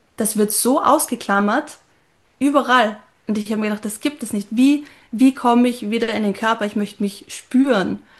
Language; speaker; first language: German; native; German